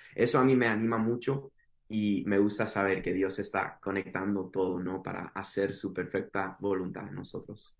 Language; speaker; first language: Spanish; early bilingual, heritage; Spanish